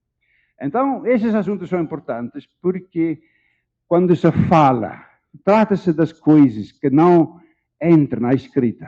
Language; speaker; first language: Portuguese; non-native, fluent; Dutch